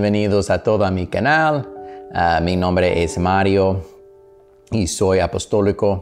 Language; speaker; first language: Spanish; non-native, learner; English